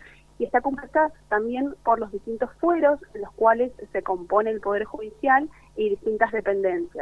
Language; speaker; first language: Spanish; native; Spanish